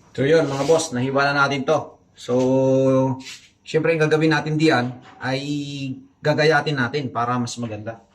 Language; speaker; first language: Filipino; non-native, local second language; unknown